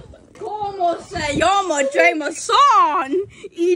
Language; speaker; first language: Spanish; non-native, learner; English